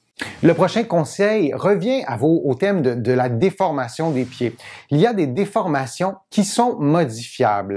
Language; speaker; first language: French; native; French